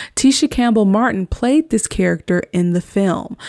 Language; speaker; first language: English; native; English